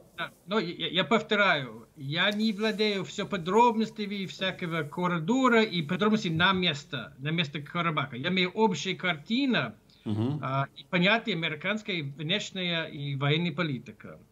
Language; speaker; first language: Russian; non-native, fluent; English